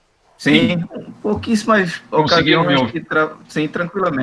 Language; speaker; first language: Portuguese; native; Portuguese